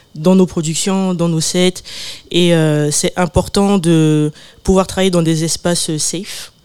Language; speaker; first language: French; native; French